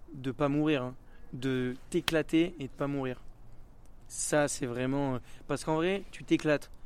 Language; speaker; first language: French; native; French